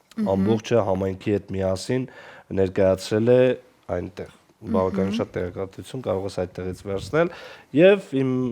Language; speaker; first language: Armenian; non-native, local second language; Kurdish